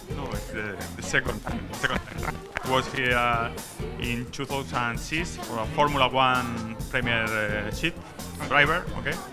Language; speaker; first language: English; non-native, learner; Spanish